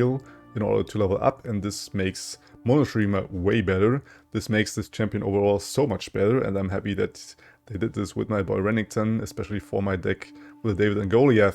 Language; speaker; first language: English; non-native, fluent; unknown